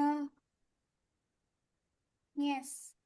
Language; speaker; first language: English; non-native, learner; Vietnamese